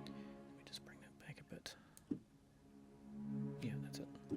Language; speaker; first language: English; native; English